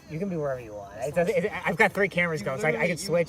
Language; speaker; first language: English; native; English